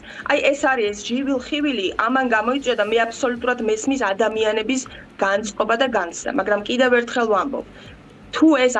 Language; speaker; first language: Georgian; native; Georgian